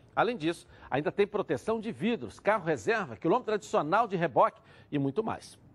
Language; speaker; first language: Portuguese; native; Portuguese